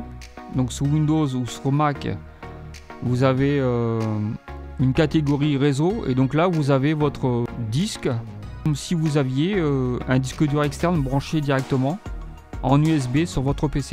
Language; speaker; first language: French; native; French